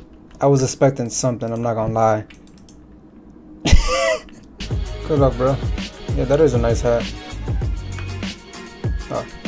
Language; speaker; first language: English; native; English